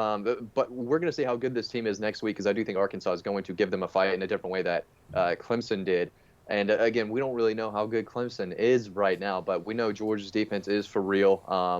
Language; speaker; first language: English; native; English